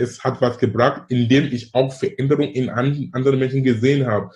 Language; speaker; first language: German; non-native, fluent; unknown